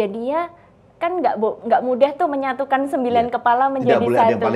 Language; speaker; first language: Indonesian; native; Indonesian